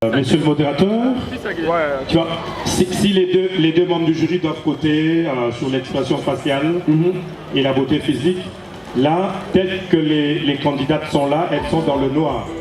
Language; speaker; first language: French; non-native, local second language; Lingala